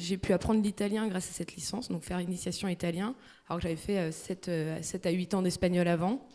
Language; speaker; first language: French; native; French